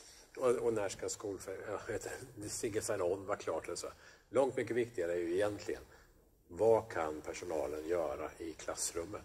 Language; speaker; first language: Swedish; native; Swedish